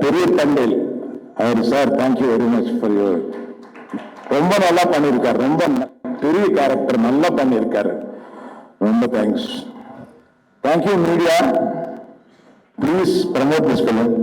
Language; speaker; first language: Tamil; non-native, local second language; Telugu